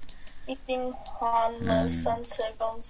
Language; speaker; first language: Chinese; non-native, learner; English